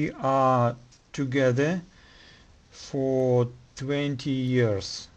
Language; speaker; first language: English; non-native, learner; Russian